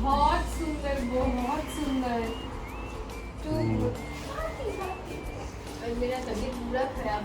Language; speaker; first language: Hindi; non-native, local second language; Bangla